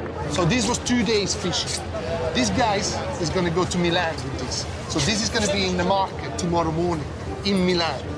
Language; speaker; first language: English; non-native, fluent; Italian